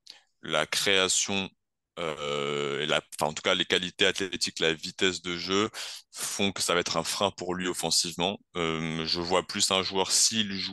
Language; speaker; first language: French; native; French